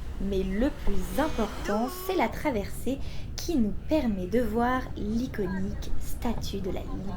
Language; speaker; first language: French; native; French